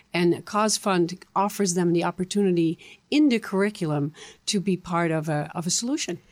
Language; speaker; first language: English; non-native, fluent; Dutch